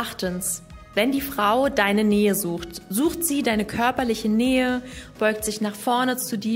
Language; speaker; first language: German; native; German